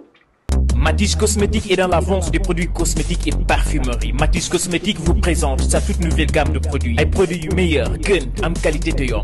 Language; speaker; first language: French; non-native, local second language; Wolof